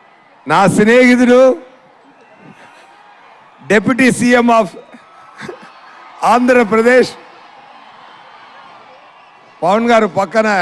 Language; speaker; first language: Telugu; non-native, learner; Tamil